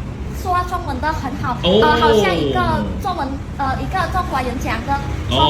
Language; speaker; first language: Chinese; non-native, learner; Khmer